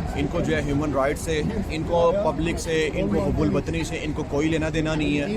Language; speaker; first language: Urdu; native; Urdu